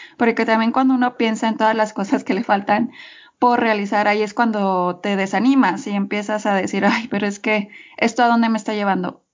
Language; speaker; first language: Spanish; native; Spanish